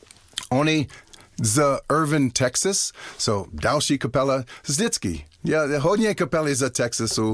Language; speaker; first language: Czech; non-native, learner; English